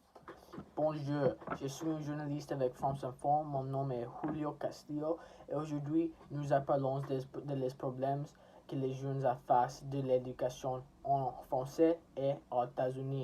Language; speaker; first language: French; non-native, learner; English